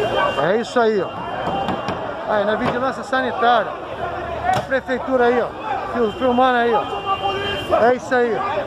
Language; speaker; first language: Portuguese; native; Portuguese